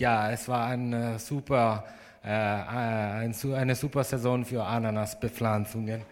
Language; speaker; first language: German; non-native, fluent; Italian